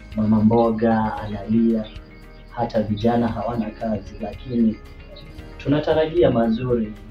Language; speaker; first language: Swahili; non-native, local second language; Luyia